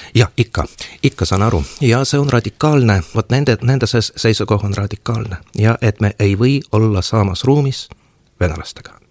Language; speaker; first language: Estonian; non-native, local second language; Russian